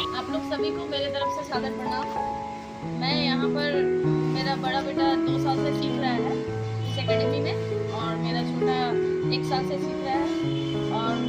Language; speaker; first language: Hindi; non-native, local second language; Bangla